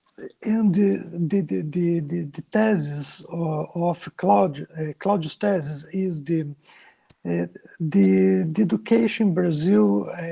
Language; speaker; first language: English; non-native, learner; Portuguese